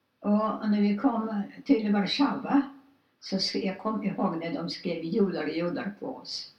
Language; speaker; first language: Swedish; non-native, fluent; Polish